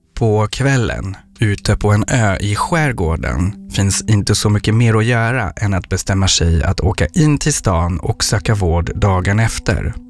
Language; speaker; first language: Swedish; non-native, fluent; French